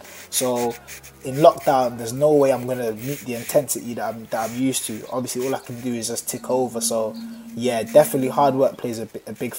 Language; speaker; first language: English; native; English